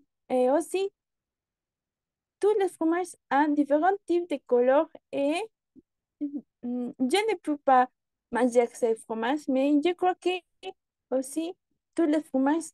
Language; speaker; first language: French; non-native, learner; Spanish